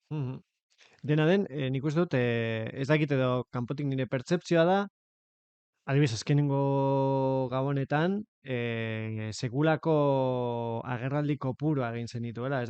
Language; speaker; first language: Basque; native; Basque